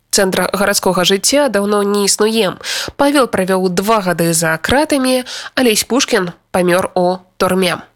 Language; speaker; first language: Belarusian; native; Belarusian